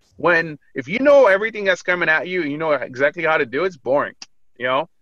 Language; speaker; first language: English; early bilingual, other home language; French